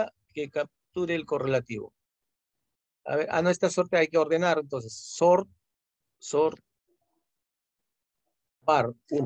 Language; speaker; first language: Spanish; native; Spanish